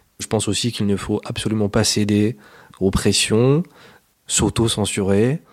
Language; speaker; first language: French; native; French